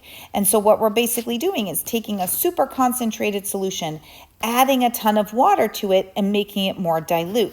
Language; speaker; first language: English; native; English